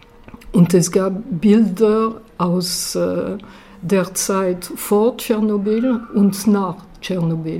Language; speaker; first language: German; non-native, fluent; French